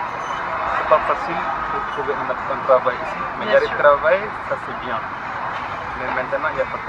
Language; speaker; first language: French; non-native, learner; Wolof